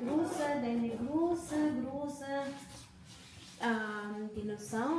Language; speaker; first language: German; non-native, learner; Filipino